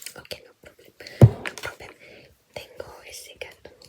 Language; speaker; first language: Spanish; non-native, fluent; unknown